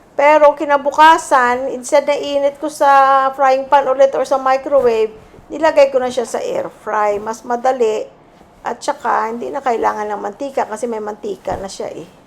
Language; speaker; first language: Filipino; native; Filipino